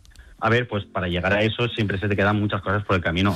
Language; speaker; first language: Spanish; native; Spanish